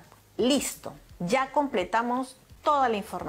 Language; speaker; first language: Spanish; native; Spanish